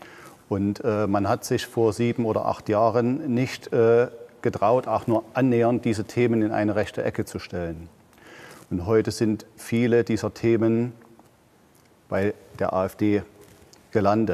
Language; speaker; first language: German; native; German